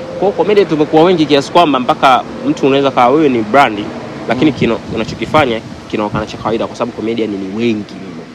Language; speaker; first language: Swahili; native; Swahili